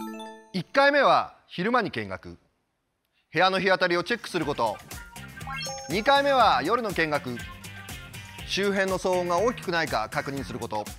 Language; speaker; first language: Japanese; native; Japanese